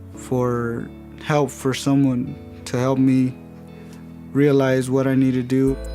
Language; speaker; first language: English; early bilingual, other home language; Spanish